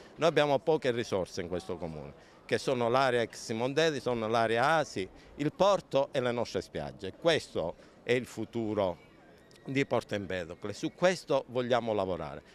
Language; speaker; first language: Italian; native; Italian